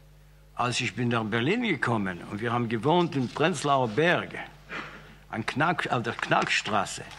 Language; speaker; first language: German; non-native, fluent; Yiddish